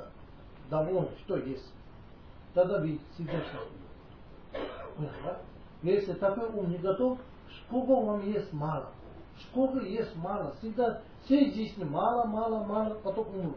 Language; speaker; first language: Russian; non-native, learner; Tibetan